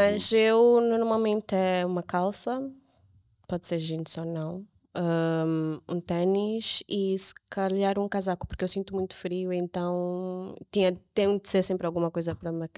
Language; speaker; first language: Portuguese; native; Portuguese